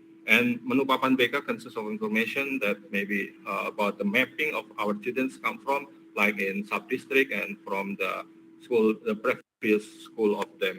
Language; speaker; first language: English; non-native, learner; Indonesian